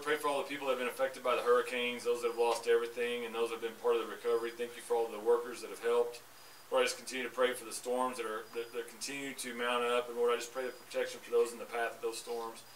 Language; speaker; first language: English; native; English